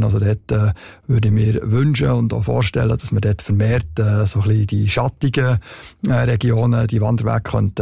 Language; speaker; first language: German; native; German